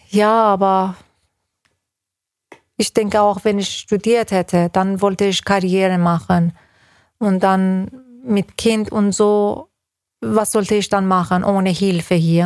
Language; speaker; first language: German; non-native, fluent; Persian